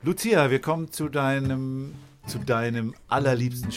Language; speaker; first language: German; native; German